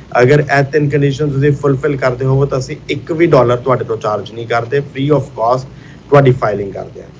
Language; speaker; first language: Punjabi; early bilingual, heritage; Punjabi